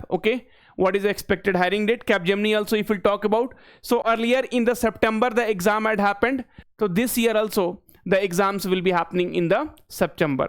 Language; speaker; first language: English; non-native, local second language; Hindi